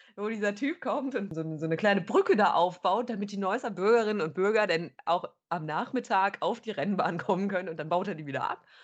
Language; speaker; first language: German; native; German